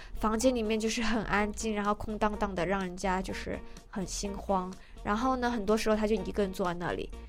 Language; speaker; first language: Chinese; native; Chinese